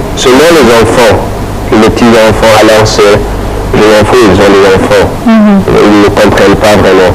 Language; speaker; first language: French; non-native, fluent; Arabic